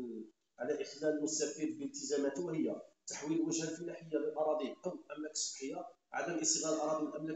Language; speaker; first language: Arabic; native; Arabic